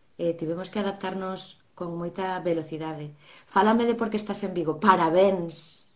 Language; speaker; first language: Galician; native; Galician